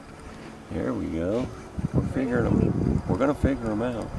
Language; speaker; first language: English; native; English